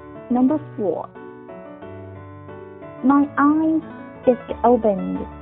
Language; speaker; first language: English; non-native, fluent; Chinese